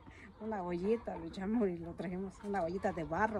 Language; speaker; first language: Spanish; non-native, local second language; Mixtepec Mixtec